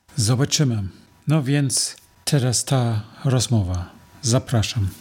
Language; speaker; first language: Polish; non-native, learner; German